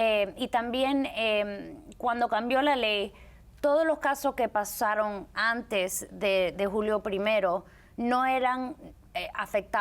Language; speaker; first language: Spanish; early bilingual, heritage; Spanish